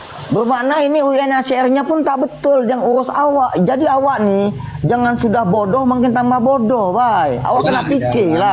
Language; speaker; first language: Malay; native; Malay